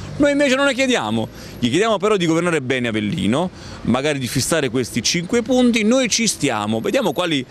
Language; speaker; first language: Italian; native; Italian